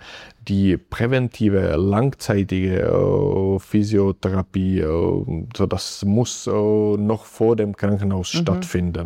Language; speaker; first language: German; non-native, fluent; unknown